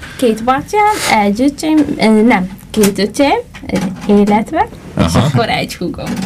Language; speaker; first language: Hungarian; non-native, learner; Amharic